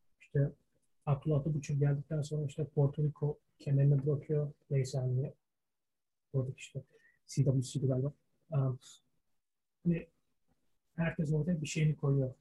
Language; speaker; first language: Turkish; early bilingual, heritage; Turkish